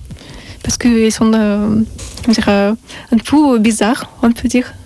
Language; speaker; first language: French; non-native, learner; Russian